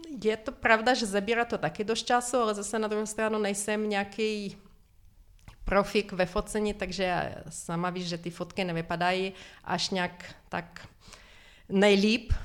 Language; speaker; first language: Czech; non-native, fluent; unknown